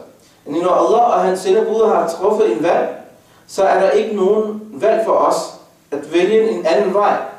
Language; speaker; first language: Danish; non-native, fluent; Arabic